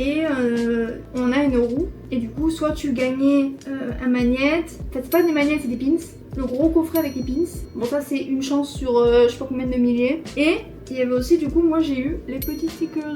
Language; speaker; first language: French; native; French